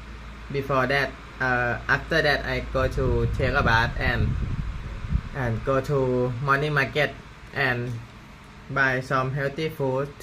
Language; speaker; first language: English; non-native, learner; Thai